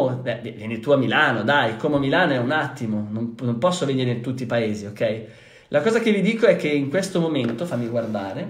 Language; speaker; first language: Italian; native; Italian